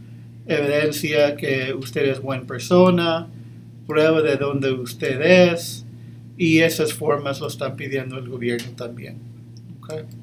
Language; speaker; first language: Spanish; early bilingual, heritage; English